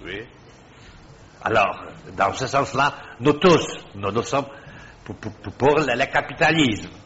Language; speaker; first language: French; non-native, fluent; Polish